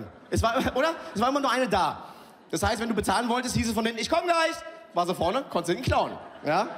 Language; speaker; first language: German; early bilingual, other home language; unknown